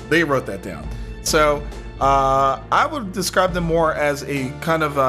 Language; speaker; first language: English; native; English